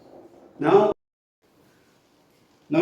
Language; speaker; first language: Kannada; non-native, learner; Tibetan